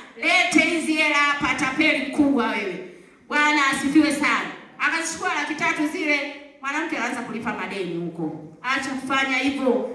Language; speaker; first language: Swahili; native; Swahili